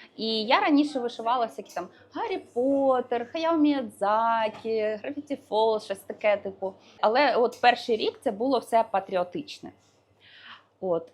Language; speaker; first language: Ukrainian; non-native, local second language; Russian